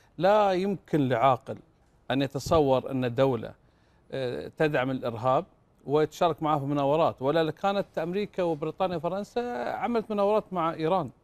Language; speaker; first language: Arabic; native; Arabic